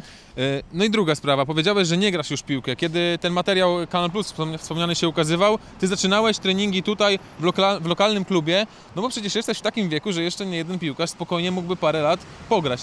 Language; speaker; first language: Polish; native; Polish